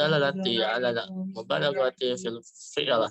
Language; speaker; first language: Arabic; non-native, learner; Indonesian